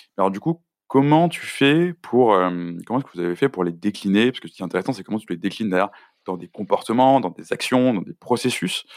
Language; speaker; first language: French; native; French